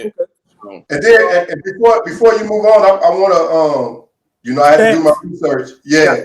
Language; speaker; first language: English; native; English